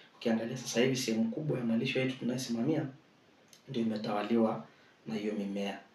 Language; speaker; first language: Swahili; non-native, local second language; Masai